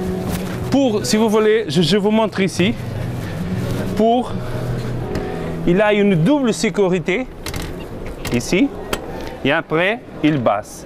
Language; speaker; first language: French; non-native, learner; Portuguese